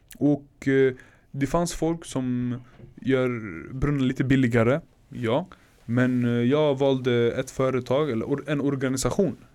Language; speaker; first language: Swedish; early bilingual, other home language; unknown